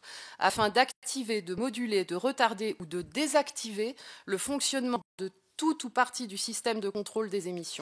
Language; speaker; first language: French; native; French